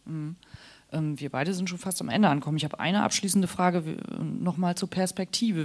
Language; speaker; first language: German; native; German